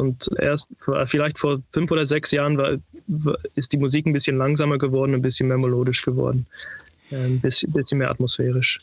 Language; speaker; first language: German; early bilingual, heritage; German